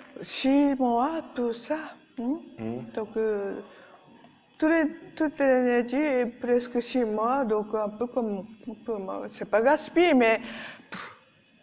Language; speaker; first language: French; non-native, learner; Japanese